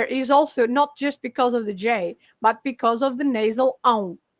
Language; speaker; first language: English; non-native, fluent; Portuguese